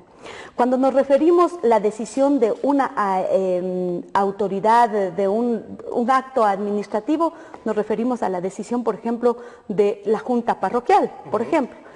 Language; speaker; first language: Spanish; native; Spanish